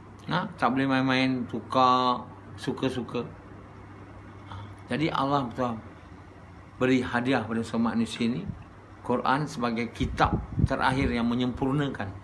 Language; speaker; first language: Malay; native; Malay